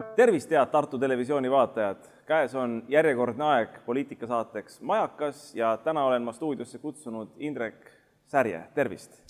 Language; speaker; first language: Estonian; native; Estonian